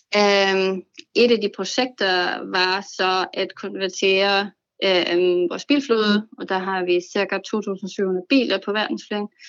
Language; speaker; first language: Danish; non-native, fluent; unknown